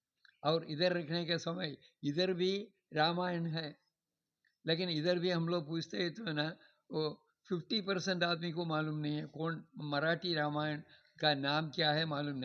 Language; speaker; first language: Hindi; non-native, local second language; Malayalam